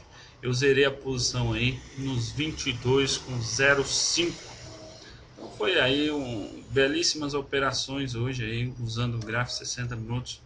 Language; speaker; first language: Portuguese; native; Portuguese